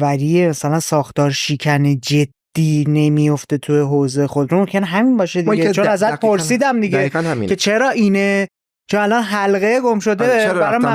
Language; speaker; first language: Persian; native; Persian